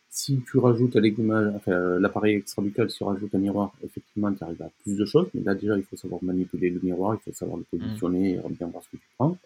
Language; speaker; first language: French; native; French